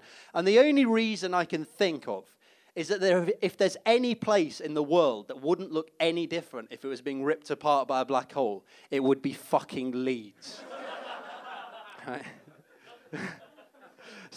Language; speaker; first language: English; native; English